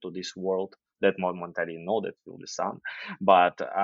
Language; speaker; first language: English; non-native, fluent; Ukrainian